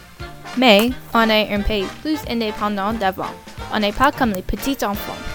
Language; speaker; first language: French; non-native, learner; English